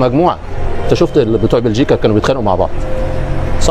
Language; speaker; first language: Arabic; native; Arabic